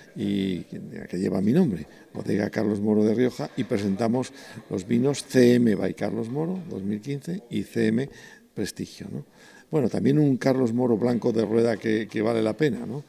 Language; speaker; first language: Spanish; native; Spanish